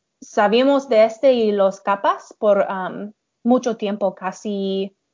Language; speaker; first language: Spanish; non-native, learner; English